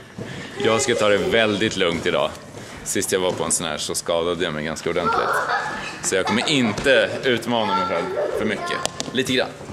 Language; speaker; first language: Swedish; native; Swedish